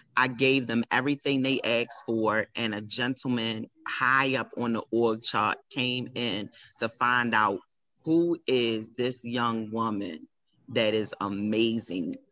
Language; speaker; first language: English; native; English